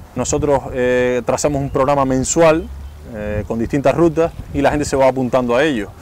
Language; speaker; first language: Spanish; native; Spanish